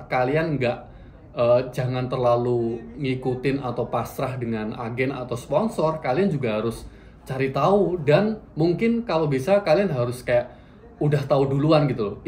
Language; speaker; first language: Indonesian; native; Indonesian